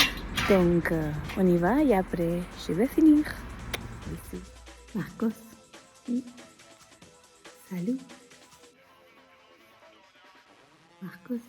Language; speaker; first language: French; non-native, fluent; Spanish